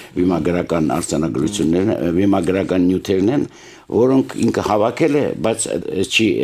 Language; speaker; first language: Armenian; native; Armenian